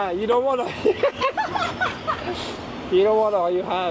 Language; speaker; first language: English; non-native, fluent; French